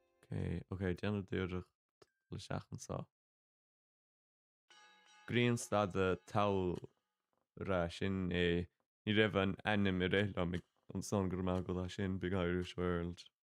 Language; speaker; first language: Irish; non-native, local second language; English